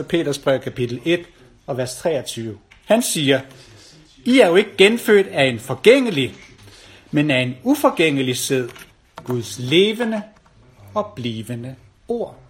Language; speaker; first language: Danish; native; Danish